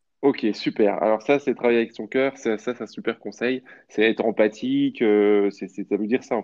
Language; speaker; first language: French; native; French